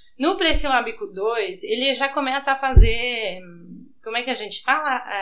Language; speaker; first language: Portuguese; early bilingual, heritage; Portuguese